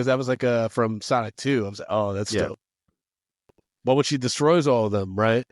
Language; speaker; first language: English; native; English